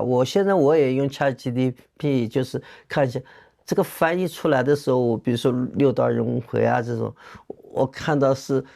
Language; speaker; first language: Chinese; native; Chinese